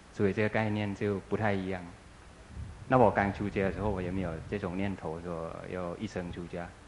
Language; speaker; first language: Chinese; non-native, fluent; Thai